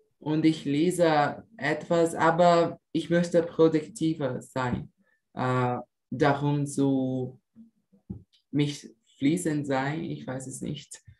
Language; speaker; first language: German; non-native, learner; Portuguese